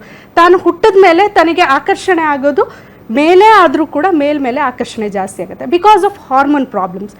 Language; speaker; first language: Kannada; native; Kannada